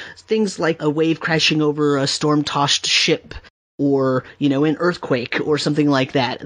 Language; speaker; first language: English; native; English